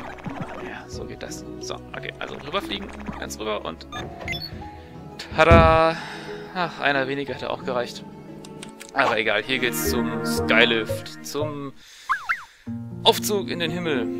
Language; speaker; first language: German; native; German